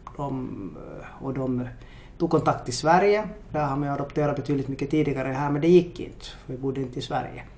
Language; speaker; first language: Swedish; native; Swedish